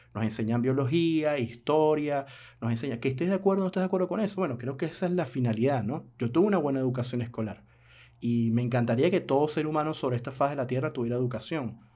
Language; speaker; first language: Spanish; native; Spanish